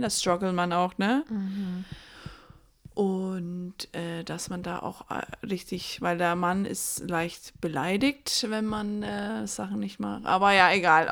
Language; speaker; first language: German; non-native, fluent; English